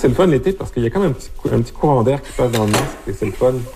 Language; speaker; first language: French; native; French